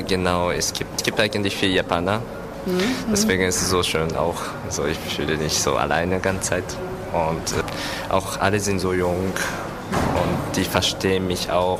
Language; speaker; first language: German; non-native, learner; Japanese